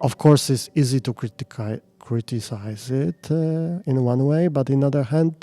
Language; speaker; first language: English; non-native, fluent; Polish